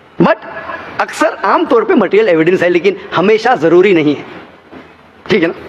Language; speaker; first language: Hindi; non-native, local second language; Konkani